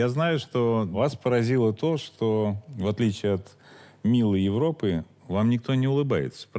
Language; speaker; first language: Russian; native; Russian